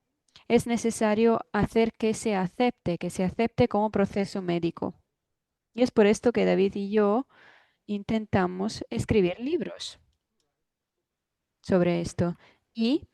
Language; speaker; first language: Spanish; non-native, fluent; German